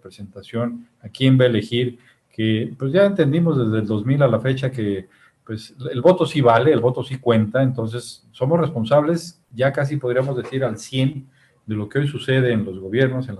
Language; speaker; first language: Spanish; native; Spanish